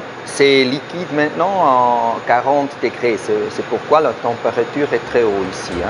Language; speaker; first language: French; non-native, local second language; German